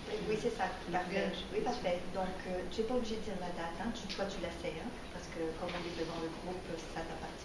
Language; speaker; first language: French; native; French